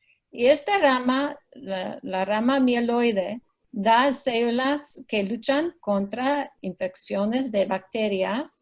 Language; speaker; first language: Spanish; non-native, fluent; English